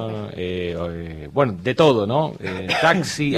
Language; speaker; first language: Spanish; native; Spanish